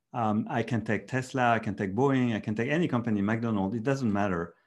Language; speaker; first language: English; non-native, fluent; French